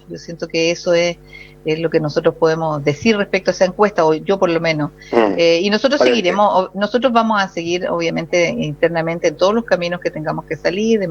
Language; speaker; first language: Spanish; native; Spanish